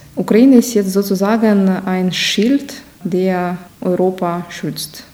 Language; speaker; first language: German; non-native, fluent; Ukrainian